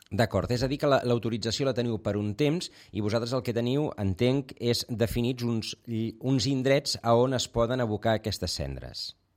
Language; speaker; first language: Catalan; native; Catalan